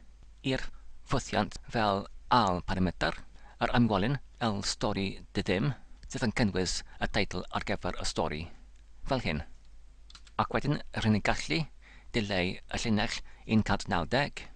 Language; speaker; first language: Welsh; non-native, fluent; English